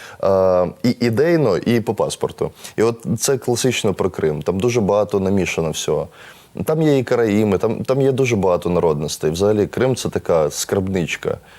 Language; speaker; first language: Ukrainian; non-native, local second language; Russian